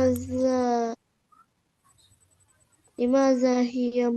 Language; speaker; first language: Arabic; non-native, learner; Indonesian